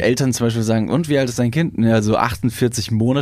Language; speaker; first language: German; native; German